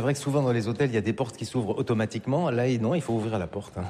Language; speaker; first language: French; native; French